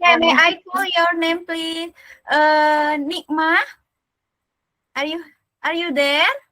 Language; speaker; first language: English; non-native, learner; Indonesian